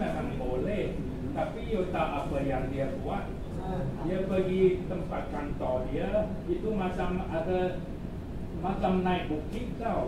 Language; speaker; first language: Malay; non-native, local second language; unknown